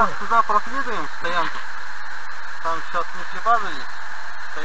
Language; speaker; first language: Russian; native; Russian